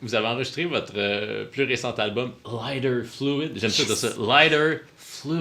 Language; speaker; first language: French; native; French